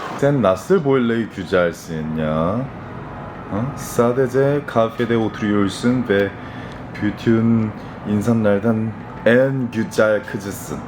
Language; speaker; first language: Turkish; non-native, learner; Korean